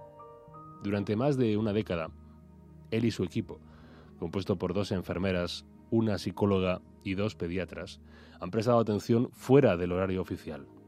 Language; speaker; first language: Spanish; native; Spanish